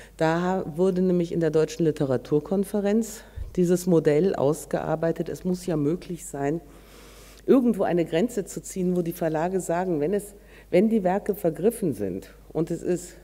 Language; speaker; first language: German; native; German